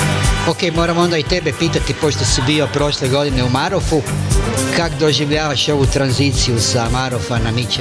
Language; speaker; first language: Croatian; native; Croatian